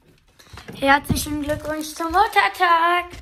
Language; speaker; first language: German; early bilingual, other home language; Filipino